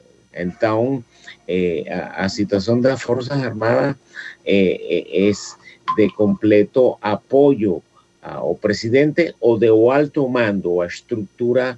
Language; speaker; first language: Portuguese; non-native, fluent; Spanish